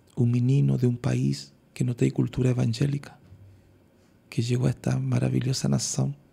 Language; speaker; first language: Portuguese; non-native, learner; Spanish